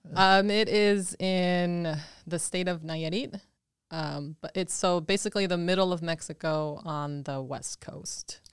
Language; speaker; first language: English; early bilingual, other home language; Spanish